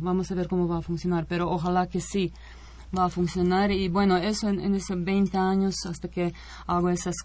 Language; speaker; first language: Spanish; non-native, fluent; Croatian